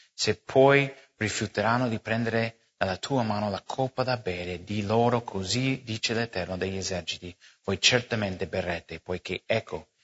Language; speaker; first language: Italian; non-native, fluent; English